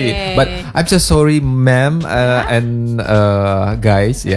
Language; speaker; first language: English; non-native, learner; Indonesian